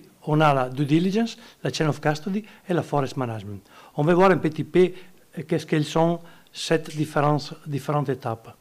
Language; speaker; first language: French; non-native, learner; Italian